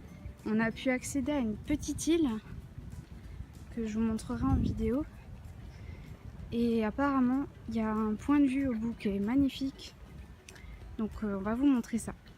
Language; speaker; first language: French; native; French